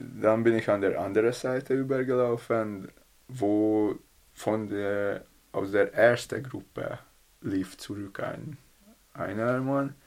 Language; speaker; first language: German; non-native, learner; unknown